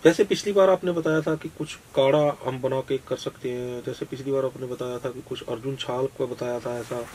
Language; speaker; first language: Hindi; non-native, local second language; Punjabi